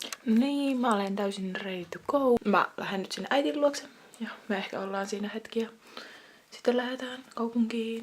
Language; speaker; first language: Finnish; native; Finnish